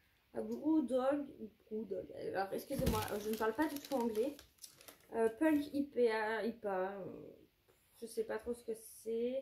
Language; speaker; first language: French; native; French